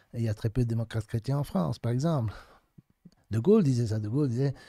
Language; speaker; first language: French; native; French